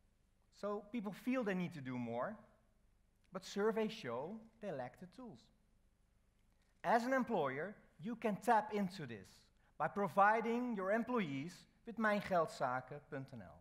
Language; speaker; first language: English; non-native, fluent; Dutch